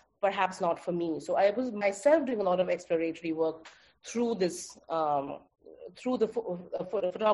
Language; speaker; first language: English; non-native, local second language; Bangla